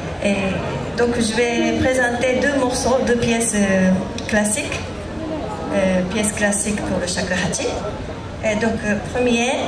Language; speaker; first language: French; non-native, learner; Japanese